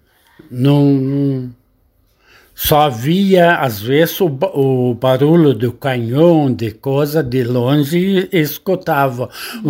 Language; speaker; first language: Portuguese; non-native, learner; Arabic